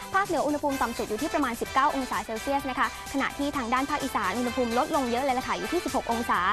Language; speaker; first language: Thai; native; Thai